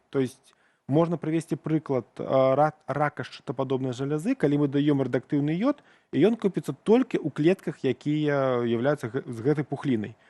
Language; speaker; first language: Belarusian; non-native, local second language; Russian